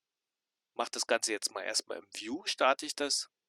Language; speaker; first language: German; native; German